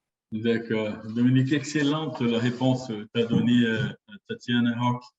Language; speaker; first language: French; non-native, fluent; Portuguese